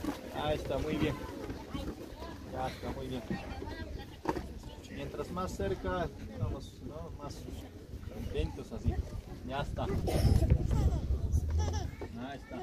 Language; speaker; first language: Spanish; native; Spanish